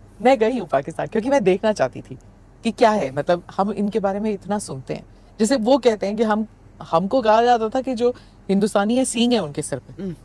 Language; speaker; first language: Hindi; native; Hindi